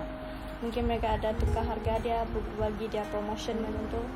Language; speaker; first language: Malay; non-native, local second language; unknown